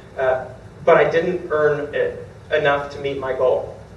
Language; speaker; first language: English; native; English